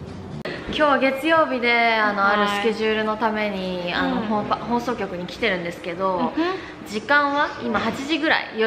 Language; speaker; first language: Japanese; native; Japanese